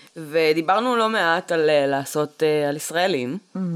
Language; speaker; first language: Hebrew; early bilingual, other home language; Russian